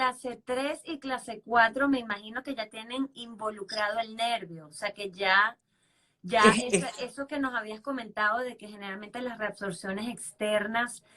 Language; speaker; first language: Spanish; native; Spanish